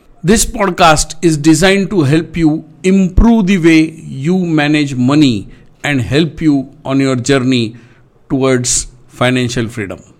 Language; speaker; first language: English; non-native, local second language; Marathi